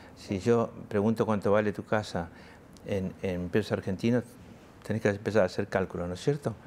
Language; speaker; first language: Spanish; native; Spanish